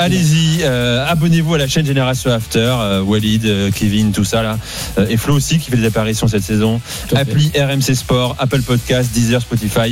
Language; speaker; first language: French; native; French